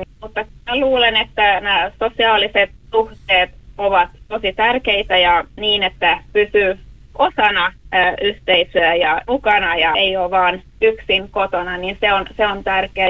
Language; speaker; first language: Finnish; non-native, local second language; Swedish